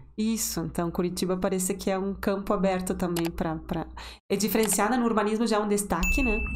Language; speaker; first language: Portuguese; non-native, fluent; Spanish